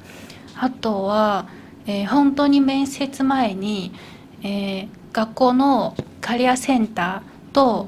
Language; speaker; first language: Japanese; non-native, fluent; Chinese